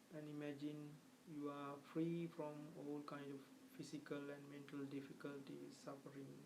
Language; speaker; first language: English; non-native, local second language; Sinhala